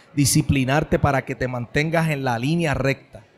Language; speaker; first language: Spanish; native; Spanish